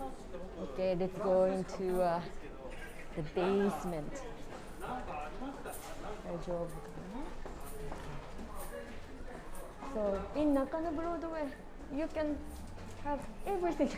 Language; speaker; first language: English; non-native, fluent; Japanese